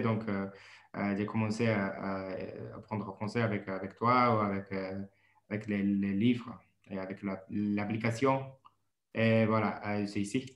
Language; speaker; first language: French; non-native, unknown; Japanese